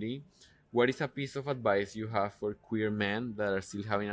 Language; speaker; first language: English; non-native, fluent; Spanish